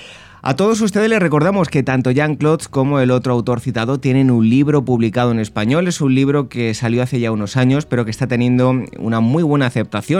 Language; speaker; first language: Spanish; native; Spanish